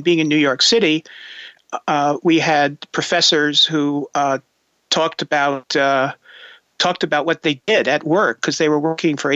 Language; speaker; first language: English; native; English